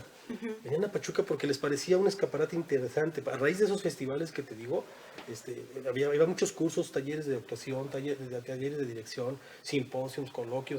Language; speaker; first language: Spanish; native; Spanish